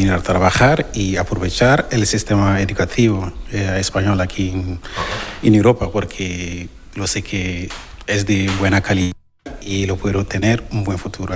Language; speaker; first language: Spanish; non-native, learner; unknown